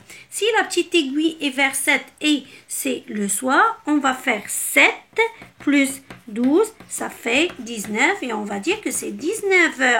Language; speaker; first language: French; non-native, local second language; Arabic